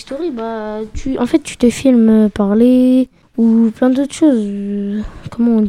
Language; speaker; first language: French; native; French